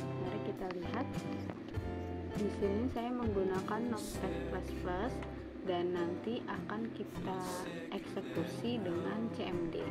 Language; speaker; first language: Indonesian; native; Indonesian